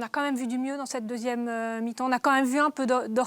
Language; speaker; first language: French; native; French